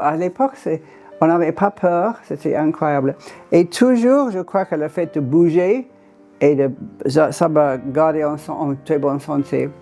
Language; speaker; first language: French; non-native, fluent; English